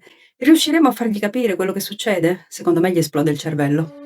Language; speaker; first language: Italian; native; Italian